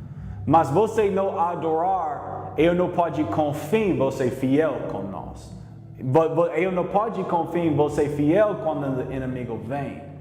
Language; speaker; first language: Portuguese; non-native, learner; English